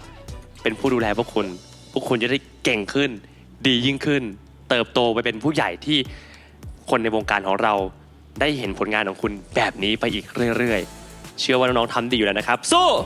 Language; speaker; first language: Thai; native; Thai